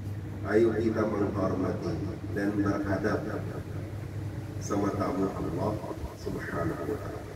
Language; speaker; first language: Indonesian; non-native, fluent; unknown